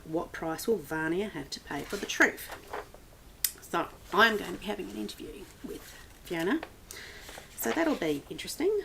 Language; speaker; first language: English; native; English